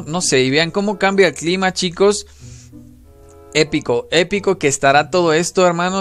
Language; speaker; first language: Spanish; native; Spanish